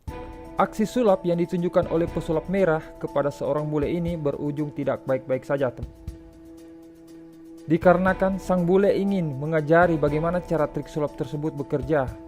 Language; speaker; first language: Indonesian; native; Indonesian